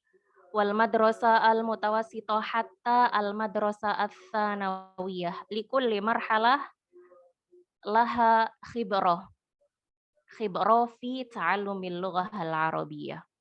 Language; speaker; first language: Arabic; non-native, fluent; Indonesian